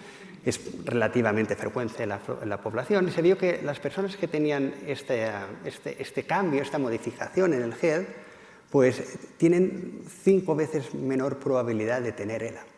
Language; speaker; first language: Spanish; native; Spanish